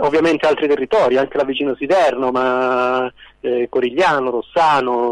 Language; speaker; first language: Italian; native; Italian